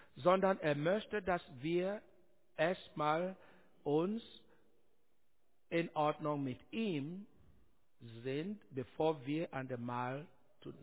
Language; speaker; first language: German; non-native, learner; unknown